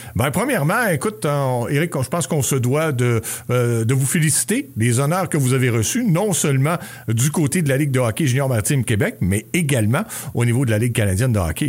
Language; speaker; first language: French; native; French